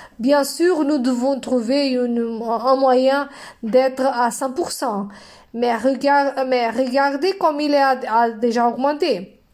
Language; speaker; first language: French; non-native, fluent; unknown